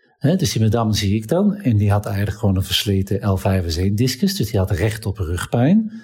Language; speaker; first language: Dutch; native; Dutch